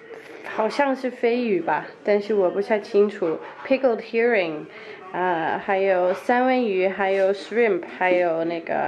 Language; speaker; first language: Chinese; non-native, fluent; Danish